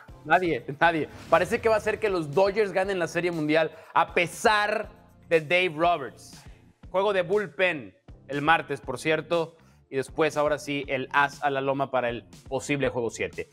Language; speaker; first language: Spanish; native; Spanish